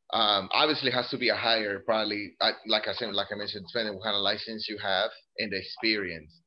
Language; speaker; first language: English; non-native, fluent; Spanish